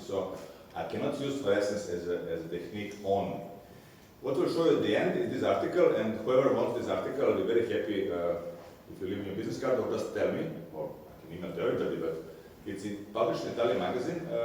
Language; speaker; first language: English; non-native, fluent; Serbian